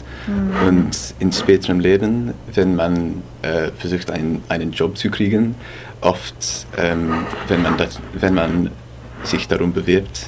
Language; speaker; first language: German; non-native, fluent; English